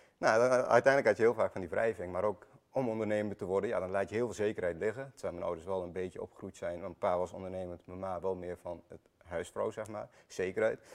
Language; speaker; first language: Dutch; early bilingual, other home language; Armenian